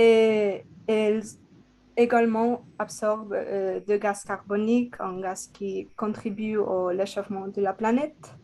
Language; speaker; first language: French; non-native, learner; Spanish